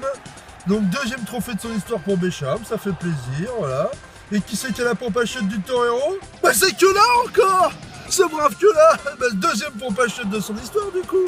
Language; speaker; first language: French; native; French